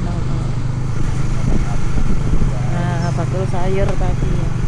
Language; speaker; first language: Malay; non-native, local second language; Javanese